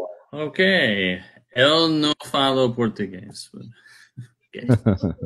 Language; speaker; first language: Portuguese; non-native, learner; English